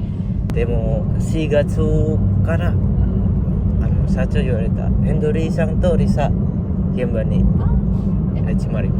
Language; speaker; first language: Japanese; non-native, learner; Indonesian